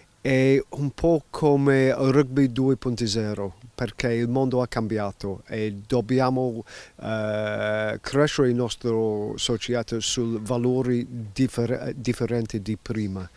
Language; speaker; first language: Italian; non-native, learner; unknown